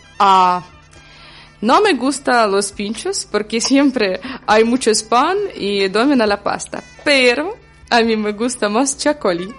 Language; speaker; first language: Spanish; non-native, learner; Ukrainian